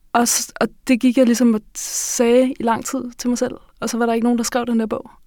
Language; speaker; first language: Danish; early bilingual, other home language; Norwegian